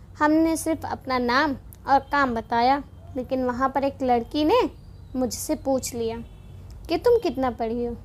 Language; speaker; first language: Hindi; native; Hindi